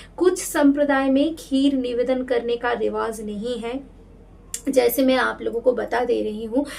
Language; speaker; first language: Hindi; non-native, local second language; Bangla